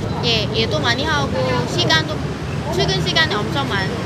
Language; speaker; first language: Korean; non-native, fluent; Vietnamese